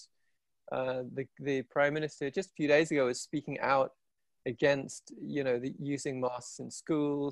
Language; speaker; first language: English; native; English